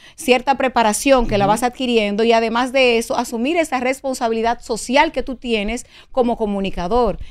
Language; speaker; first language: Spanish; native; Spanish